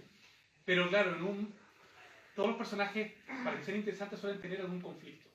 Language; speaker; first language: Spanish; native; Spanish